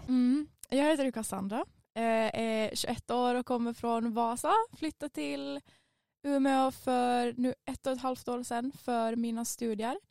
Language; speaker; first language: Swedish; native; Swedish